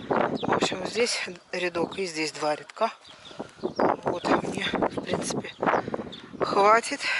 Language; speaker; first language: Russian; native; Russian